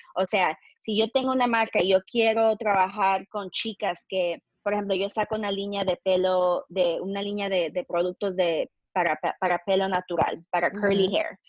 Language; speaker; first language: Spanish; early bilingual, heritage; Spanish